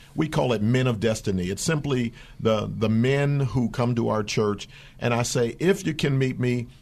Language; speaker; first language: English; native; English